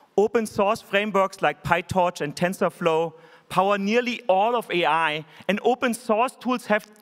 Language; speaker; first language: English; non-native, fluent; German